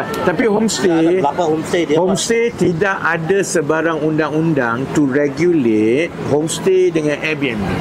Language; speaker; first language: Malay; native; Malay